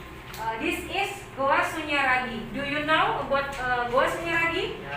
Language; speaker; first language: English; non-native, learner; Indonesian